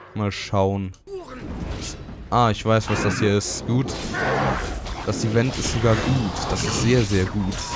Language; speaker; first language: German; native; German